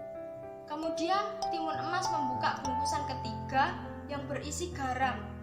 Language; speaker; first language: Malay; non-native, local second language; Javanese